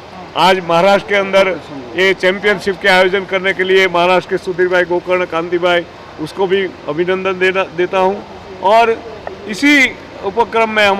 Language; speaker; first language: Hindi; native; Hindi